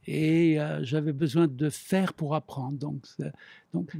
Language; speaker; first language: French; native; French